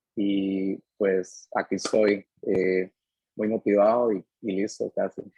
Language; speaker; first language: Spanish; native; Spanish